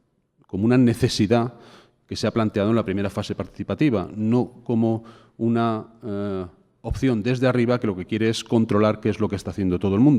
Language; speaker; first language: Spanish; native; Spanish